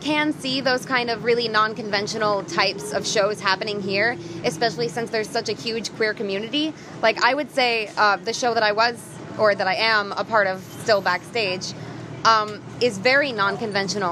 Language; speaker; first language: English; native; English